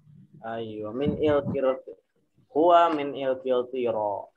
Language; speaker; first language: Arabic; non-native, fluent; Indonesian